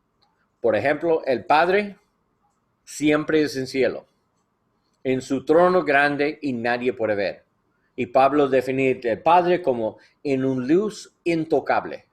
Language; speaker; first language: Spanish; non-native, learner; English